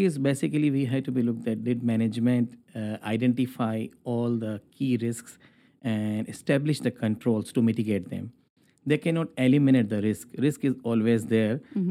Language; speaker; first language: English; non-native, local second language; Urdu